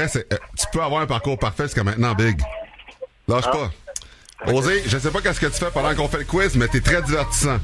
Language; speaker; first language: French; native; French